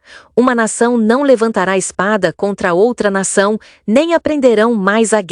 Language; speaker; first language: Portuguese; native; Portuguese